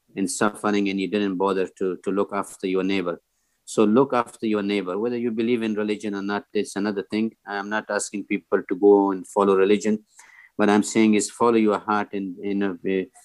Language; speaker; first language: English; non-native, fluent; Persian